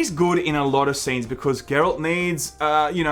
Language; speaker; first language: English; native; English